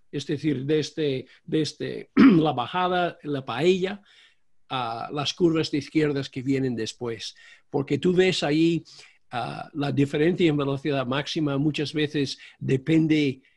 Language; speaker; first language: Spanish; non-native, fluent; English